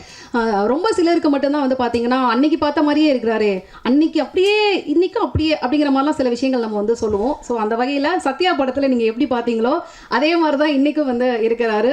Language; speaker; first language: Tamil; native; Tamil